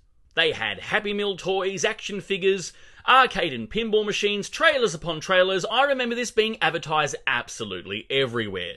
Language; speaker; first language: English; native; English